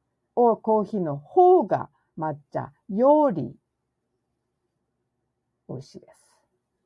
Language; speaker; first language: Japanese; non-native, fluent; English